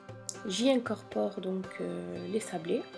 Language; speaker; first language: French; native; French